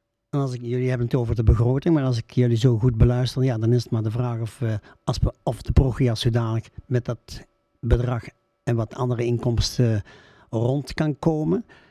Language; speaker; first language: Dutch; native; Dutch